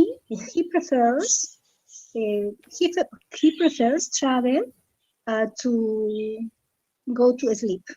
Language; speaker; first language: English; non-native, learner; Spanish